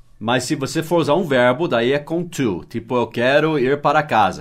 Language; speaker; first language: Portuguese; non-native, fluent; English